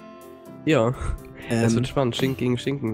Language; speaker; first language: German; native; German